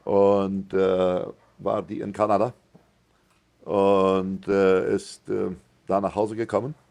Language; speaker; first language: German; non-native, local second language; Plautdietsch